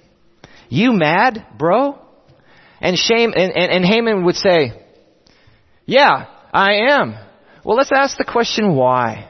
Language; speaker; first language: English; native; English